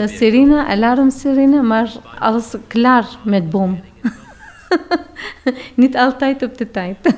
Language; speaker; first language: Dutch; non-native, learner; Arabic